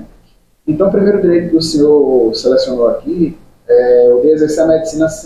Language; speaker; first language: Portuguese; native; Portuguese